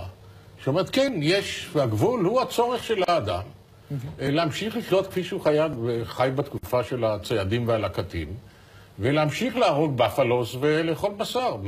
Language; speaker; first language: Hebrew; native; Hebrew